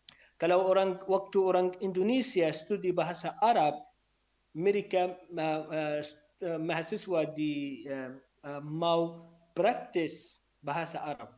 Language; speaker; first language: Indonesian; non-native, learner; Arabic